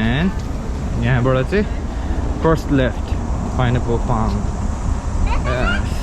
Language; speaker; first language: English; non-native, fluent; Nepali